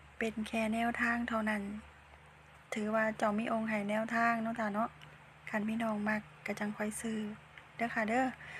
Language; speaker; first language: Thai; native; Thai